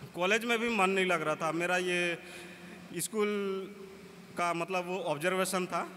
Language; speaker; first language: Hindi; native; Hindi